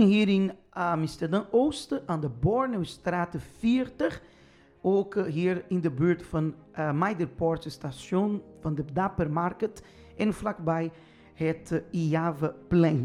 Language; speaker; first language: Dutch; non-native, fluent; Portuguese